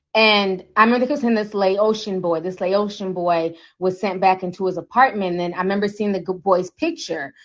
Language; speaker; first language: English; native; English